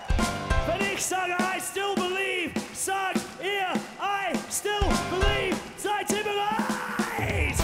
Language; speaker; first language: German; non-native, learner; English